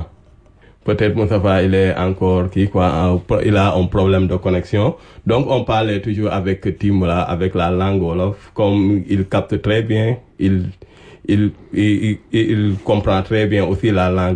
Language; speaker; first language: French; non-native, local second language; Wolof